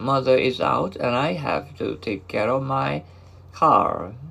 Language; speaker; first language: English; non-native, fluent; Japanese